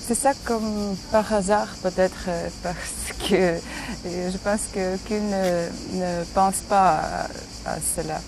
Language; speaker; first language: French; non-native, learner; Ukrainian